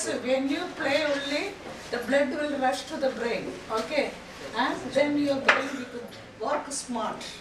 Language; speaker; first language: English; non-native, local second language; Hindi